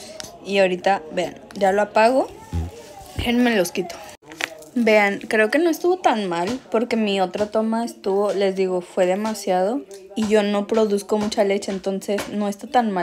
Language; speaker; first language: Spanish; native; Spanish